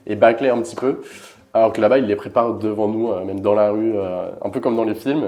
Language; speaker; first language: French; native; French